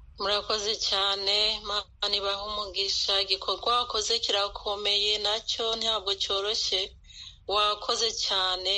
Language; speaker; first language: Kinyarwanda; native; Kinyarwanda